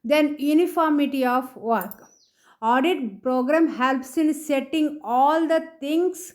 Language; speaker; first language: English; non-native, local second language; Kannada